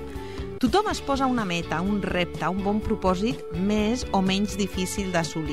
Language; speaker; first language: Catalan; native; Catalan